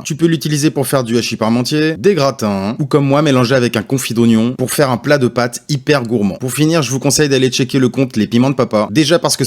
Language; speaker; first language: French; native; French